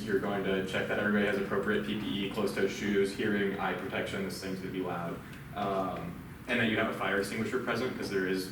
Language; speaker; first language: English; native; English